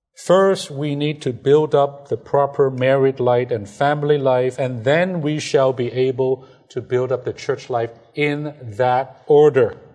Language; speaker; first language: English; non-native, fluent; Chinese